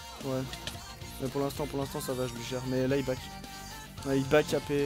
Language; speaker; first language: French; native; French